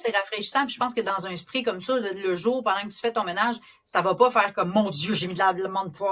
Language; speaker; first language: French; native; French